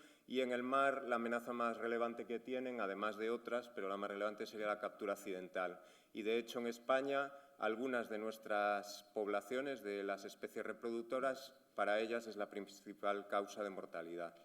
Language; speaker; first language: Spanish; native; Spanish